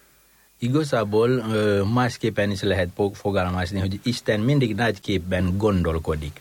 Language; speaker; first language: Hungarian; non-native, fluent; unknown